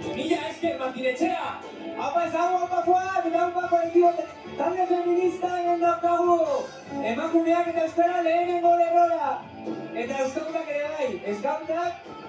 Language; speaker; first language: Basque; non-native, local second language; Spanish